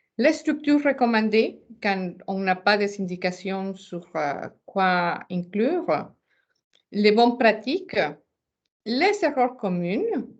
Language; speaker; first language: French; non-native, fluent; Spanish